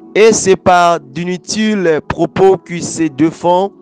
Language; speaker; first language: French; non-native, local second language; Lingala